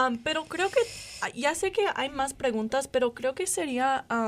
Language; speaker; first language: Spanish; non-native, learner; English